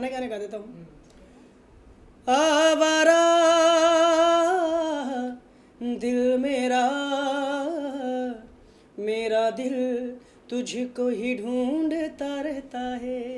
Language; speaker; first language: Hindi; native; Hindi